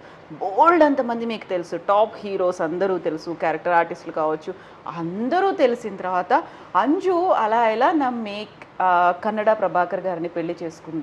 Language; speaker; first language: Telugu; native; Telugu